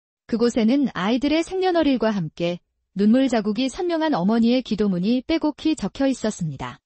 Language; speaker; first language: Korean; native; Korean